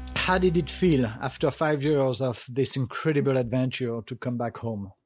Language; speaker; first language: English; non-native, fluent; French